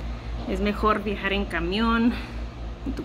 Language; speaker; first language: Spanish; early bilingual, other home language; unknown